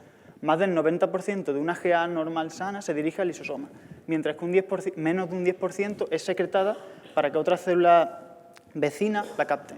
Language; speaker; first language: Spanish; native; Spanish